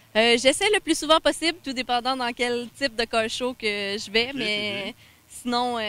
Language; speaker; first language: French; native; French